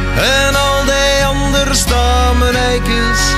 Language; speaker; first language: Dutch; native; Dutch